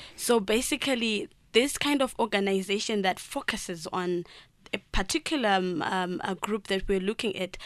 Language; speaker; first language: English; non-native, local second language; Shona